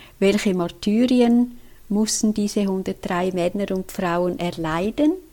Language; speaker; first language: German; native; German